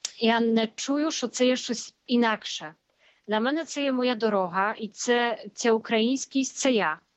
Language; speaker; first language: Ukrainian; early bilingual, heritage; Polish